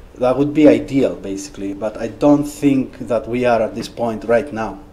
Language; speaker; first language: English; non-native, fluent; Greek